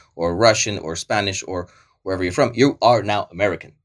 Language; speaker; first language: English; early bilingual, other home language; Polish